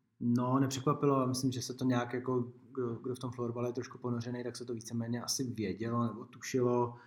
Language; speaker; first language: Czech; native; Czech